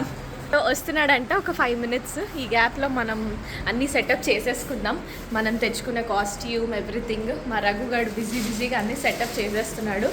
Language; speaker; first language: Telugu; native; Telugu